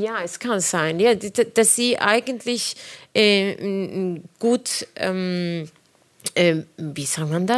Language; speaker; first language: German; non-native, fluent; Spanish